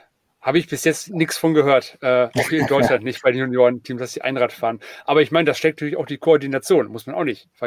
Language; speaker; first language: German; native; German